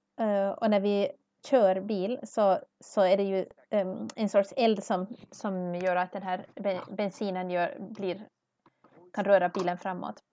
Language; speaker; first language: Swedish; non-native, learner; English